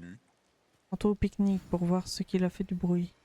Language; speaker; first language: French; native; French